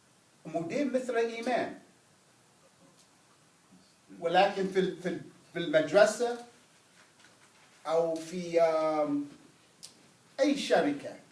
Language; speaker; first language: Arabic; non-native, fluent; English